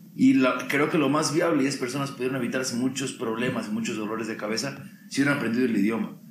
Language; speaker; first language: Spanish; early bilingual, heritage; Spanish